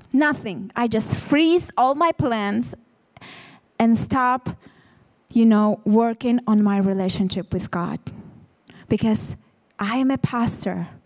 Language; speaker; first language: English; non-native, fluent; Ukrainian